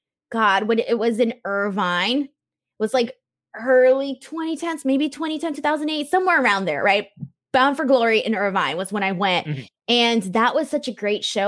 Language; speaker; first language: English; native; English